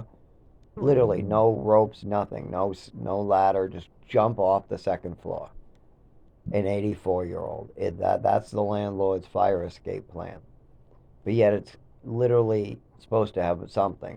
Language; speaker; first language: English; native; English